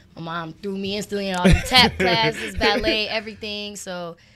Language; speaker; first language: English; native; English